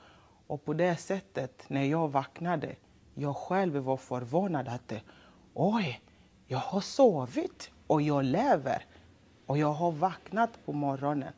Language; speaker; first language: Swedish; non-native, local second language; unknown